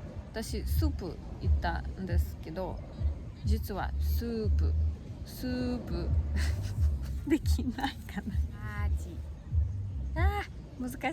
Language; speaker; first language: Japanese; non-native, learner; Russian